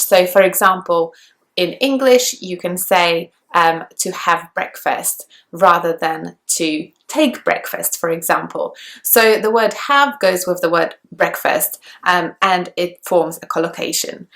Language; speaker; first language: English; non-native, fluent; Polish